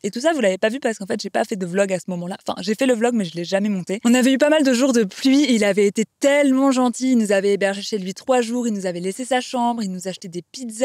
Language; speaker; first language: French; native; French